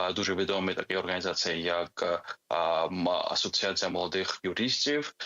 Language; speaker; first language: Ukrainian; non-native, fluent; Georgian